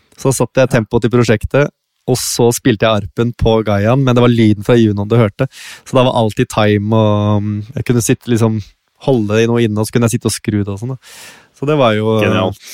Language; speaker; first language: Norwegian; native; Norwegian